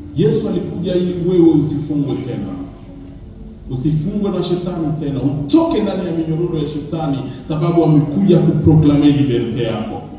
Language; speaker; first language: Swahili; native; Swahili